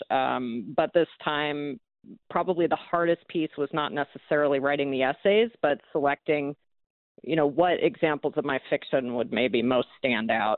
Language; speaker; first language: English; native; English